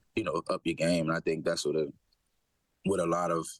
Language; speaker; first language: English; native; English